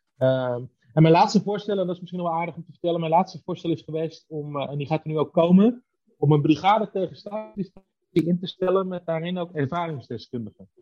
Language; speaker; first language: Dutch; native; Dutch